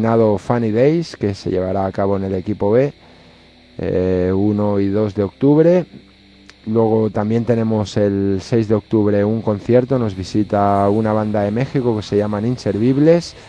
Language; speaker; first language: Spanish; native; Spanish